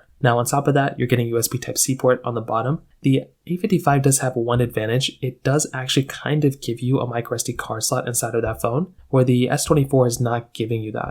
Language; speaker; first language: English; native; English